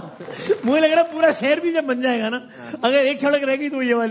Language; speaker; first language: Urdu; native; Urdu